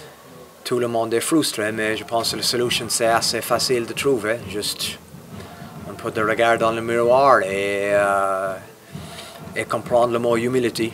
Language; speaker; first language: French; non-native, fluent; English